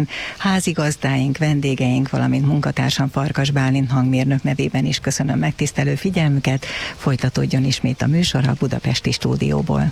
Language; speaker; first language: Hungarian; native; Hungarian